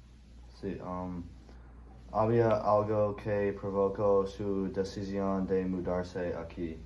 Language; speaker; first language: Spanish; non-native, learner; English